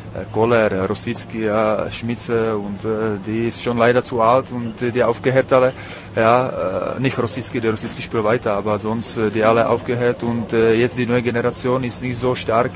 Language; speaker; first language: German; non-native, fluent; Czech